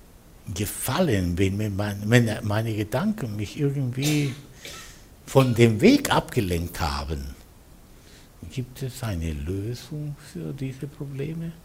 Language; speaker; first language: German; non-native, fluent; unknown